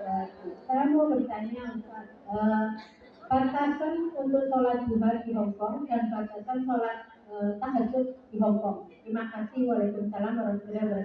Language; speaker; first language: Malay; non-native, local second language; Javanese